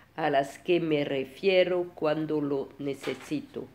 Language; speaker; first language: Spanish; non-native, fluent; French